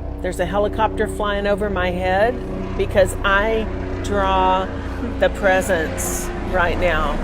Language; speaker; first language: English; native; English